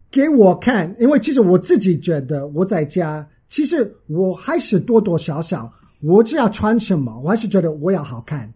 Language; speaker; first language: Chinese; non-native, fluent; English